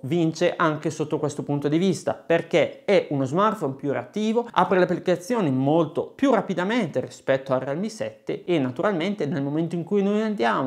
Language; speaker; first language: Italian; native; Italian